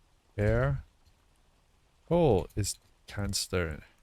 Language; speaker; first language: German; non-native, learner; English